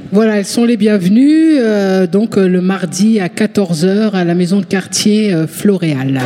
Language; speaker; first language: French; native; French